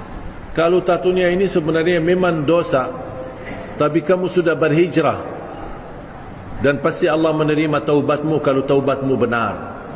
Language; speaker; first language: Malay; non-native, fluent; Arabic